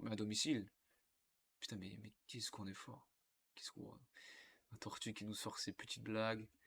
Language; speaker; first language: French; native; French